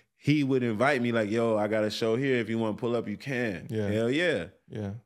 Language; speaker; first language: English; native; English